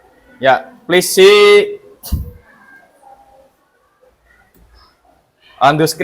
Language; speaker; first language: English; non-native, fluent; Indonesian